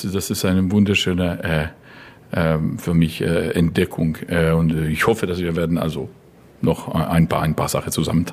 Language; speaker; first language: German; non-native, fluent; French